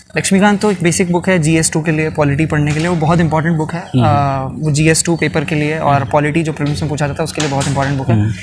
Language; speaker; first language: Hindi; non-native, local second language; Urdu